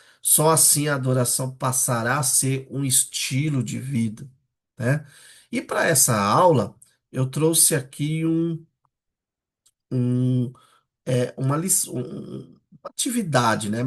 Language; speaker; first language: Portuguese; native; Portuguese